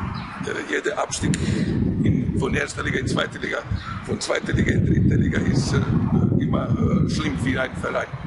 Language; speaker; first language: German; non-native, fluent; Croatian